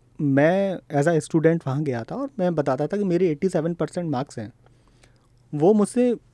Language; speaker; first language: Hindi; native; Hindi